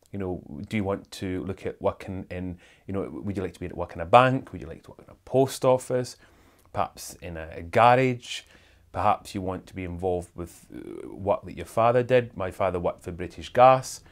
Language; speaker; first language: English; native; English